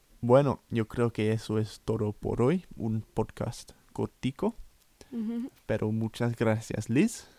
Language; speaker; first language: Spanish; non-native, fluent; English